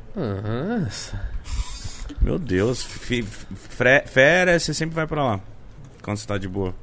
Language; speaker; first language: Portuguese; native; Portuguese